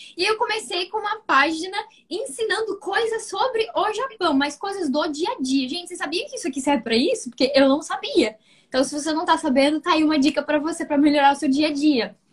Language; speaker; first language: Portuguese; native; Portuguese